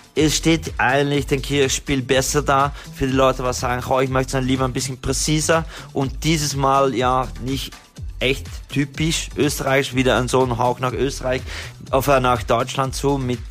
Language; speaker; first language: German; non-native, fluent; Dutch